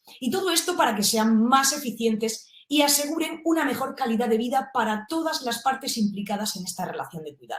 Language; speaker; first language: Spanish; native; Spanish